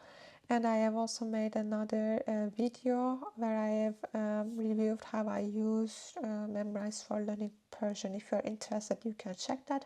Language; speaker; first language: English; non-native, fluent; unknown